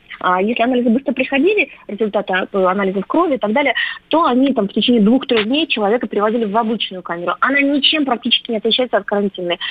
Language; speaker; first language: Russian; native; Russian